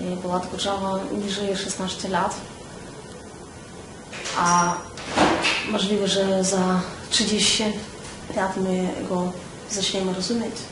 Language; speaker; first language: Polish; non-native, fluent; Russian